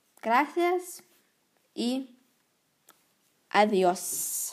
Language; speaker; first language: Spanish; non-native, learner; German